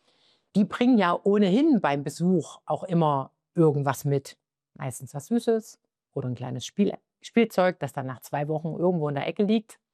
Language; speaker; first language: German; native; German